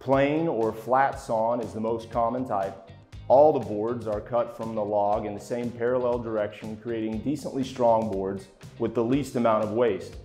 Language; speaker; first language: English; native; English